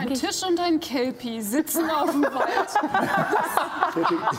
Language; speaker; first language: German; non-native, learner; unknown